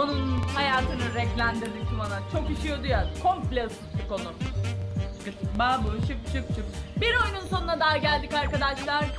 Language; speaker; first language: Turkish; native; Turkish